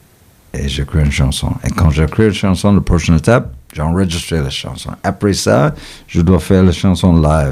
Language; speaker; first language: French; non-native, fluent; English